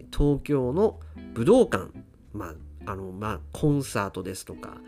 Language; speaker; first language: Japanese; native; Japanese